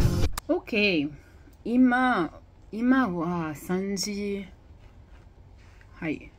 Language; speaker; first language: Japanese; non-native, learner; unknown